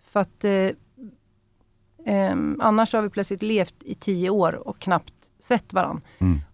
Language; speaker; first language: Norwegian; non-native, fluent; Swedish